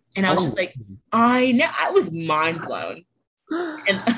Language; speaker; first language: English; native; English